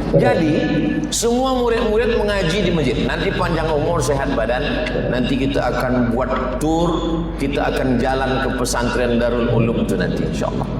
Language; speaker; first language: Malay; native; Malay